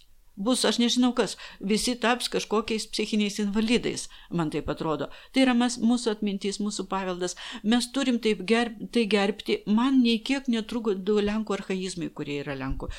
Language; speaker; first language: Lithuanian; non-native, local second language; Polish